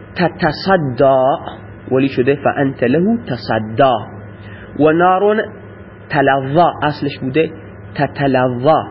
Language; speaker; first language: Persian; non-native, local second language; Baluchi